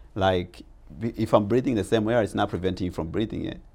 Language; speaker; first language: English; non-native, local second language; Rundi